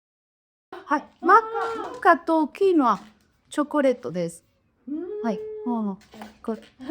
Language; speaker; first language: Japanese; non-native, learner; Spanish